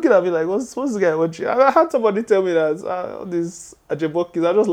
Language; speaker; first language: English; non-native, local second language; Yoruba